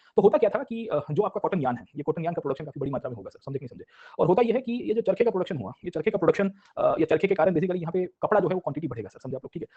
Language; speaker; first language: Hindi; non-native, local second language; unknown